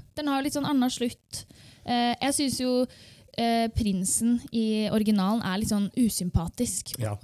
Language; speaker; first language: Norwegian; native; Norwegian